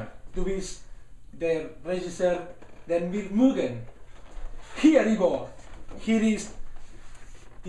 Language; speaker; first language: German; non-native, learner; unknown